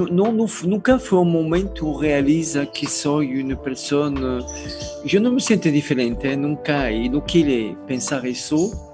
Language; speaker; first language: Spanish; non-native, learner; French